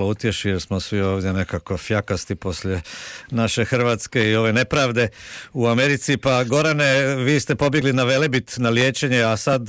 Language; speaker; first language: Croatian; native; Croatian